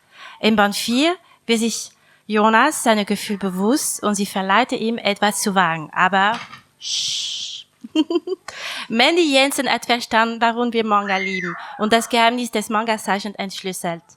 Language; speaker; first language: German; native; German